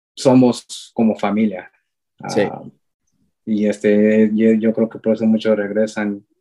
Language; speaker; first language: Spanish; early bilingual, heritage; Spanish